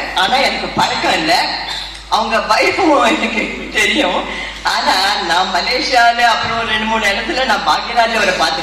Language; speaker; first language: Tamil; non-native, local second language; Telugu